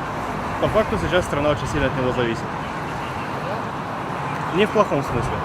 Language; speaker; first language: Russian; native; Russian